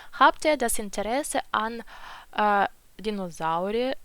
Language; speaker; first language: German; non-native, fluent; Ukrainian